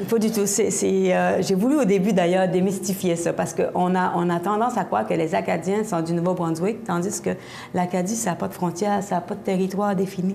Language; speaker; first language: French; native; French